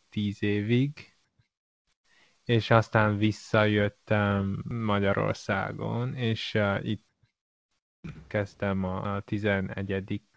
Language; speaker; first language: Hungarian; non-native, learner; Chinese